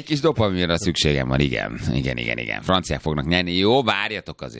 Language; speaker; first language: Hungarian; native; Hungarian